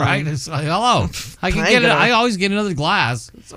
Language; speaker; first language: English; native; English